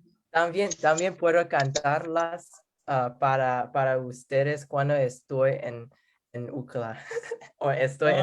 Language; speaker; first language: Spanish; non-native, learner; English